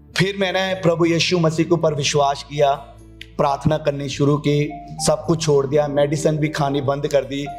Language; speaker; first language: Hindi; non-native, local second language; Punjabi